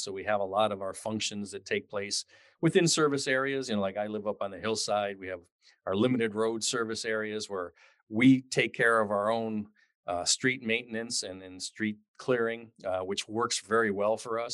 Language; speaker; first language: English; native; English